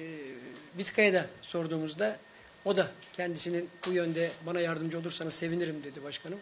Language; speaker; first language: Turkish; native; Turkish